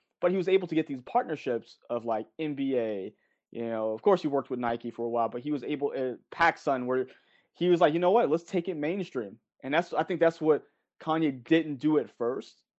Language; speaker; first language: English; native; English